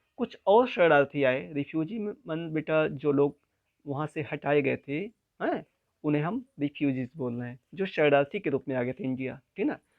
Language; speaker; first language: Hindi; native; Hindi